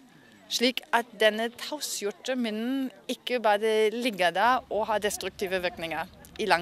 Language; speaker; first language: Norwegian; non-native, fluent; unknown